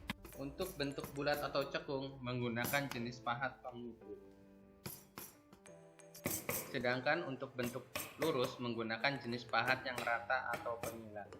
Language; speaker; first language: Indonesian; native; Indonesian